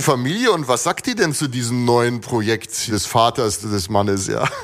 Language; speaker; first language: German; native; German